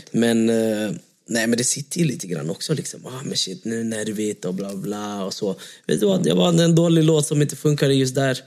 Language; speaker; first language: Swedish; early bilingual, other home language; Vietnamese